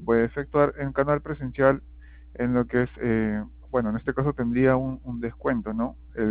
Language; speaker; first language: Spanish; native; Spanish